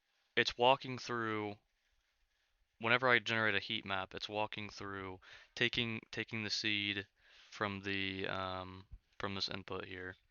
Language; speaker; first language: English; native; English